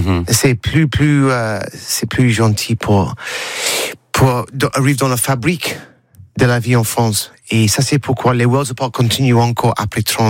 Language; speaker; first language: French; non-native, learner; English